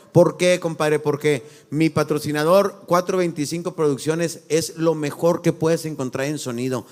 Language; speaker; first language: Spanish; native; Spanish